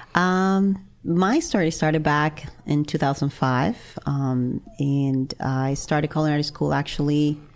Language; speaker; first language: English; non-native, fluent; Spanish